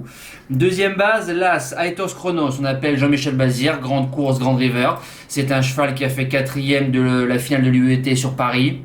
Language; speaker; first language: French; native; French